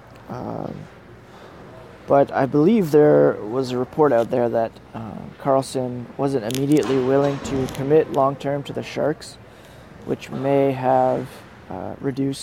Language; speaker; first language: English; native; English